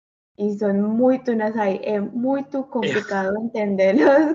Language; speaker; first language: Portuguese; non-native, learner; Spanish